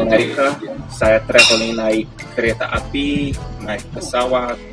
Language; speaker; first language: Indonesian; non-native, fluent; Portuguese